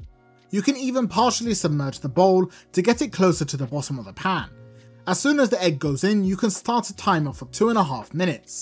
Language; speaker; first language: English; native; English